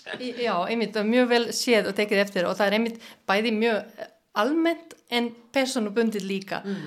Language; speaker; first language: Icelandic; non-native, fluent; Serbian